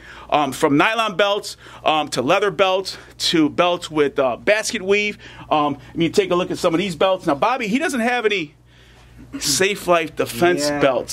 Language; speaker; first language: English; native; English